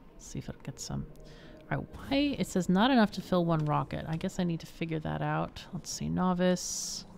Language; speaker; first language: English; native; English